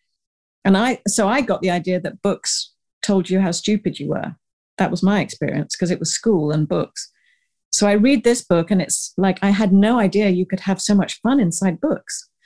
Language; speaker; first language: English; native; English